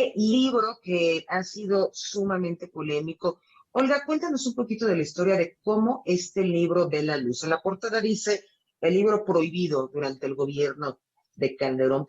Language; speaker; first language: Spanish; native; Spanish